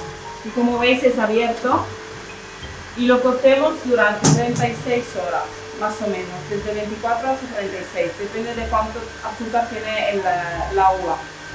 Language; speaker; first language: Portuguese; non-native, learner; Italian